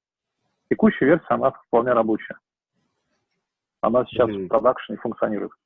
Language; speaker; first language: Russian; native; Russian